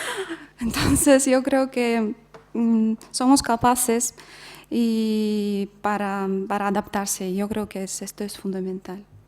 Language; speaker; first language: Spanish; non-native, fluent; Russian